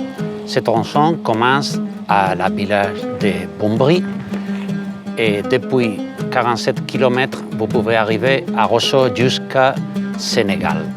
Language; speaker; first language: French; non-native, learner; Spanish